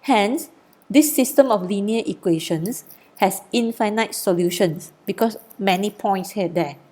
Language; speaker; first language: English; non-native, local second language; Malay